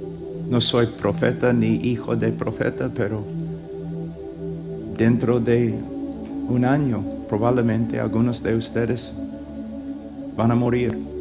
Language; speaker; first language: Spanish; non-native, fluent; English